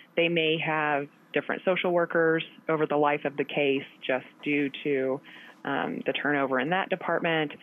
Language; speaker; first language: English; native; English